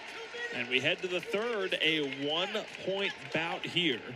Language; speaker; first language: English; native; English